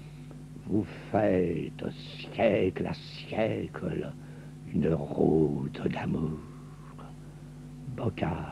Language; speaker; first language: French; native; French